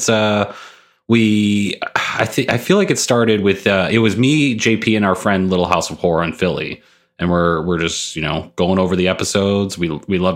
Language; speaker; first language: English; native; English